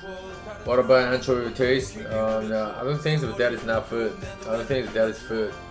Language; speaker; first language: English; non-native, learner; Korean